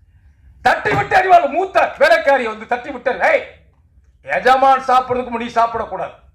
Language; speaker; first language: Tamil; native; Tamil